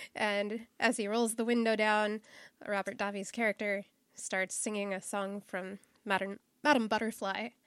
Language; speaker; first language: English; native; English